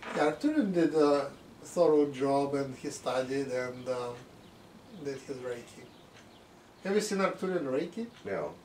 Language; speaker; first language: English; non-native, fluent; Russian